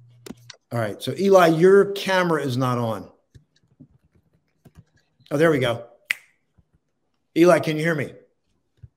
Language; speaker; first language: English; native; English